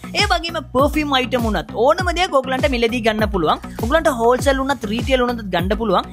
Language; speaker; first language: Sinhala; non-native, local second language; Tamil